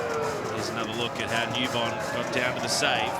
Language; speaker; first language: English; native; English